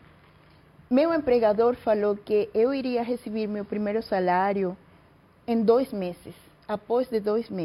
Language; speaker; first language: Portuguese; non-native, fluent; Spanish